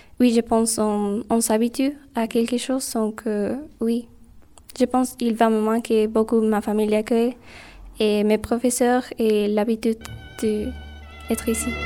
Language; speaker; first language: French; non-native, learner; Spanish